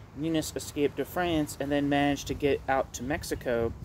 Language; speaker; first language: English; native; English